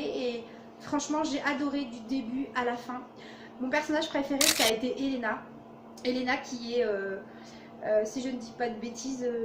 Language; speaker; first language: French; native; French